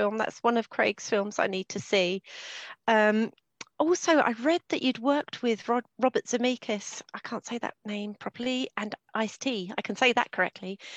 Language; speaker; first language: English; native; English